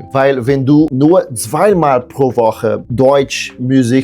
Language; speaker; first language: German; non-native, learner; Portuguese